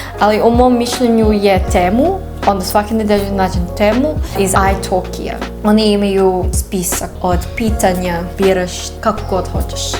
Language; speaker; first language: Serbian; non-native, learner; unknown